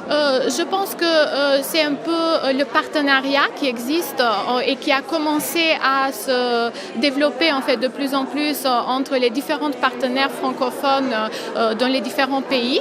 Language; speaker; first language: French; non-native, fluent; Albanian